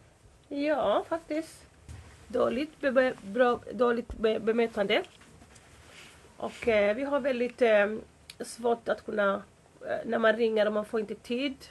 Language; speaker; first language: Swedish; non-native, fluent; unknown